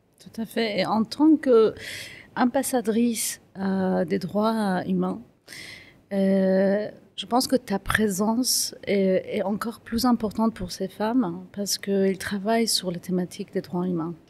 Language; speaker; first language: French; non-native, fluent; Kurdish